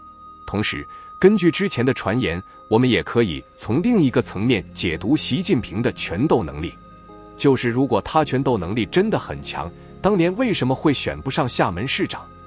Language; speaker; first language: Chinese; native; Chinese